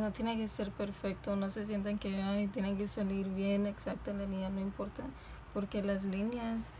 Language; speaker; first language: Spanish; early bilingual, heritage; Spanish